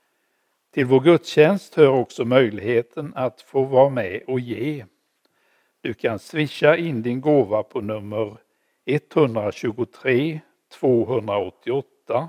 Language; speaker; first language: Swedish; native; Swedish